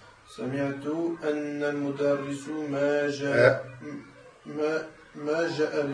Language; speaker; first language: Arabic; non-native, learner; French